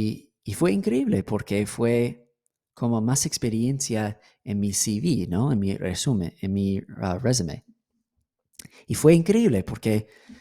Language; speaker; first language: Spanish; non-native, fluent; English